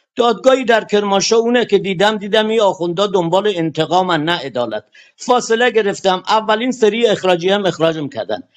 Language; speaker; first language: Persian; non-native, local second language; Kurdish